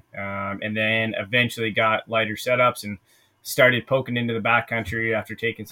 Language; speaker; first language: English; native; English